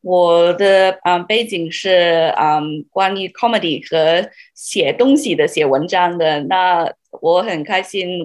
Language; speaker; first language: Chinese; early bilingual, heritage; English